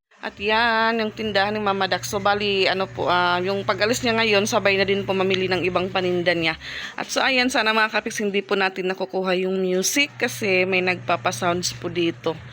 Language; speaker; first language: Filipino; non-native, local second language; Waray